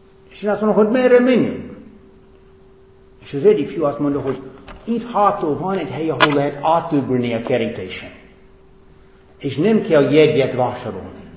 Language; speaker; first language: Hungarian; non-native, fluent; English